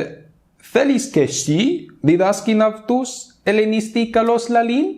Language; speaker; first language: Greek; non-native, fluent; English